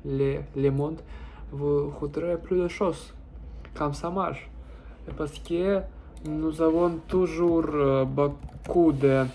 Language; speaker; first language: French; non-native, learner; Russian